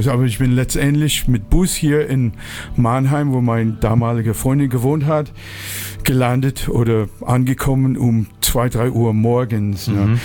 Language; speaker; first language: German; non-native, fluent; English